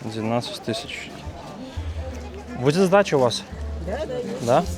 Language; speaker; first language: Russian; non-native, learner; Lithuanian